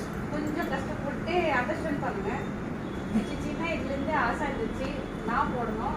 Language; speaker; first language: Tamil; non-native, learner; Bangla